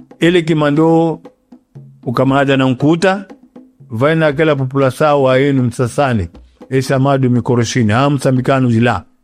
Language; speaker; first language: Portuguese; non-native, local second language; Yao